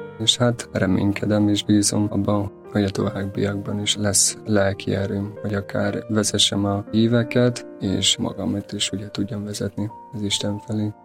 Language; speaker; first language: Hungarian; native; Hungarian